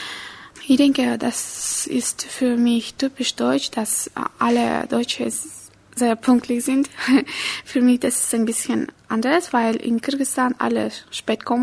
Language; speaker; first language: German; non-native, learner; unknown